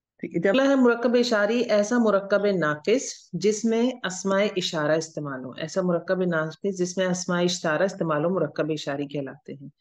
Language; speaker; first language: Urdu; native; Urdu